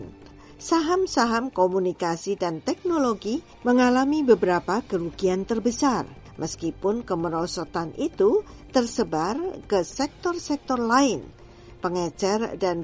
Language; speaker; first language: Indonesian; native; Indonesian